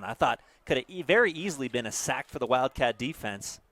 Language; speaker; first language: English; native; English